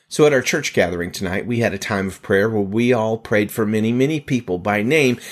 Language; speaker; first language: English; native; English